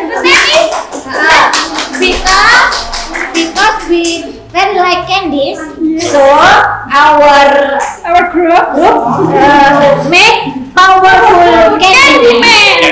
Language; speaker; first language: English; non-native, learner; Indonesian